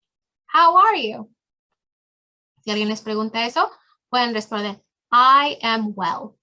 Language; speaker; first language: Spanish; early bilingual, heritage; Spanish